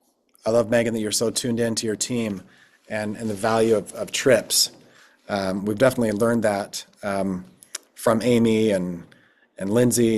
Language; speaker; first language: English; native; English